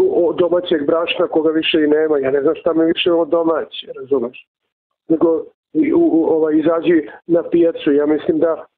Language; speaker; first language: Serbian; native; Serbian